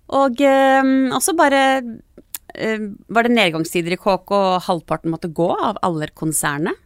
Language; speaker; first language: Norwegian; early bilingual, other home language; English